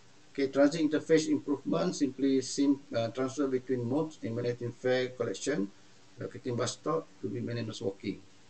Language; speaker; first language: English; non-native, local second language; Malay